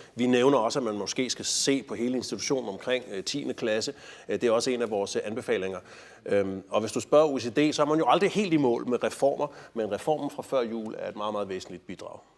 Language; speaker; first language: Danish; native; Danish